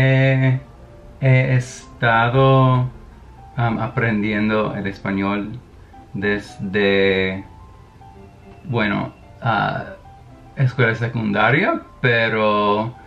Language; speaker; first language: Spanish; non-native, learner; English